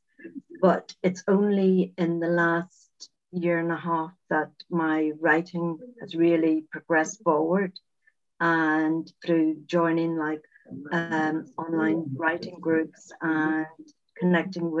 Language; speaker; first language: English; native; English